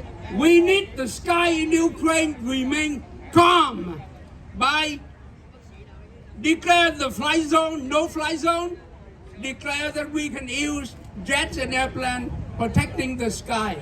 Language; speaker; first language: English; non-native, fluent; Vietnamese